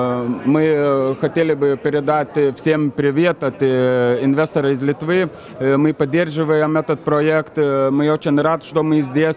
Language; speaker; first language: Russian; non-native, fluent; Lithuanian